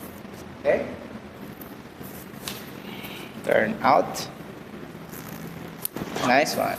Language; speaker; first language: English; non-native, local second language; Filipino